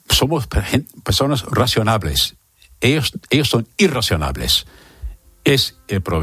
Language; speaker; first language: Spanish; non-native, learner; English